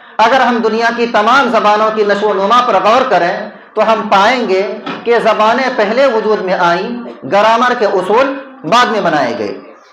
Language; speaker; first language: Urdu; native; Urdu